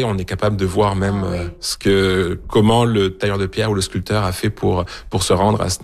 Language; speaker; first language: French; native; French